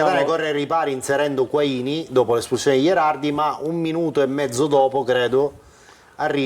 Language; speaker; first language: Italian; native; Italian